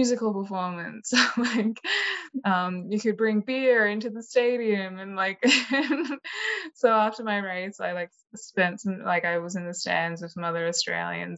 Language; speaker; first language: English; native; English